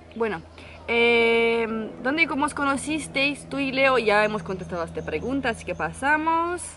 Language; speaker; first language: Spanish; non-native, fluent; Romanian